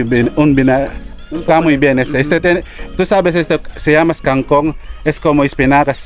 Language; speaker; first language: Spanish; non-native, learner; Filipino